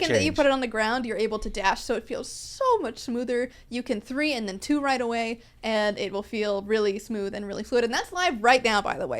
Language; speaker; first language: English; native; English